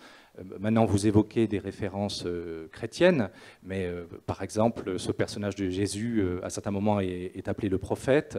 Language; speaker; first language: French; native; French